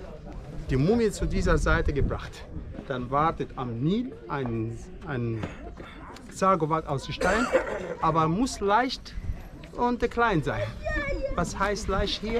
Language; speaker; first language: German; non-native, fluent; Arabic